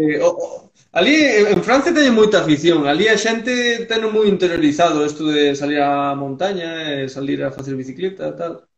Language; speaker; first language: Galician; early bilingual, heritage; Galician